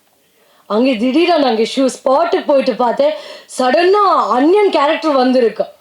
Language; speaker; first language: Tamil; non-native, learner; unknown